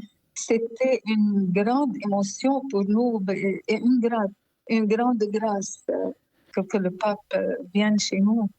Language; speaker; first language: French; non-native, local second language; Arabic